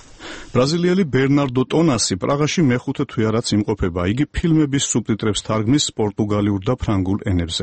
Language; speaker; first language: Georgian; native; Georgian